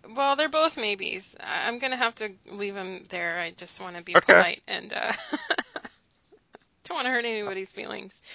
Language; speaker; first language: English; native; English